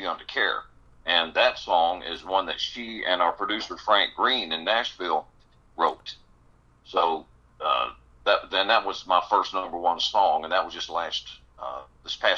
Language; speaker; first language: English; native; English